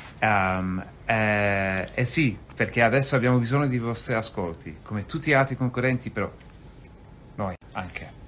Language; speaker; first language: Italian; non-native, fluent; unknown